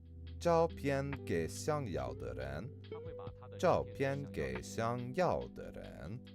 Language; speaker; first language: Chinese; non-native, learner; English